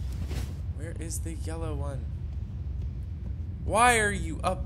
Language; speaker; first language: English; native; English